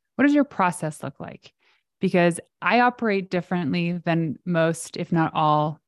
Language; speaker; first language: English; native; English